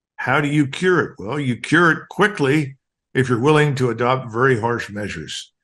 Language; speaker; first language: English; native; English